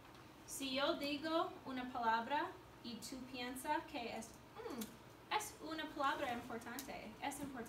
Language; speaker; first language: Spanish; non-native, learner; English